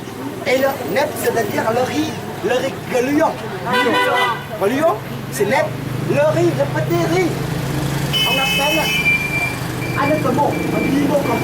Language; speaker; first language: French; non-native, fluent; Vietnamese